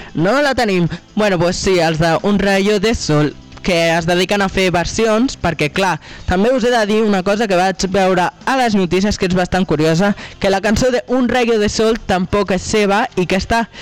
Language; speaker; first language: Catalan; non-native, local second language; Spanish